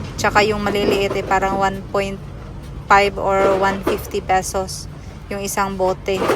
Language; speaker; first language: Filipino; non-native, local second language; Cebuano